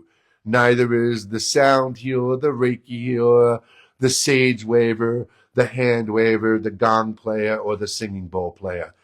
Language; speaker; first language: English; native; English